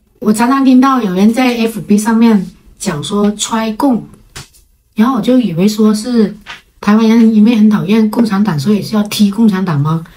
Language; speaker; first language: Chinese; native; Chinese